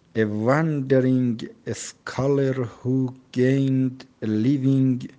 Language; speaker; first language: English; non-native, fluent; Persian